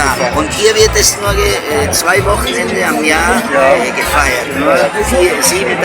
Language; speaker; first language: German; early bilingual, heritage; Spanish